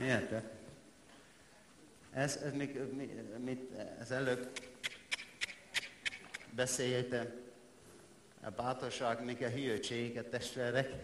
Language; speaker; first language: Hungarian; non-native, learner; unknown